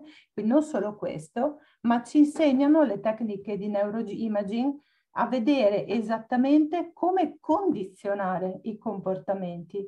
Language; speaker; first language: Italian; native; Italian